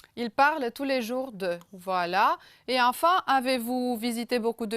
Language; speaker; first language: French; non-native, fluent; Romanian